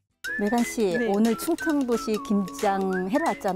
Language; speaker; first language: Korean; native; Korean